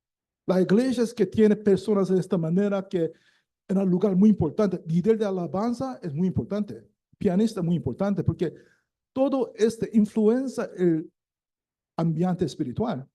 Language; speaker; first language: Spanish; non-native, learner; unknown